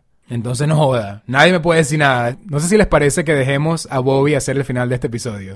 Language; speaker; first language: Spanish; native; Spanish